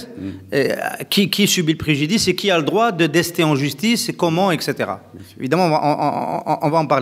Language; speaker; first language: French; non-native, local second language; Arabic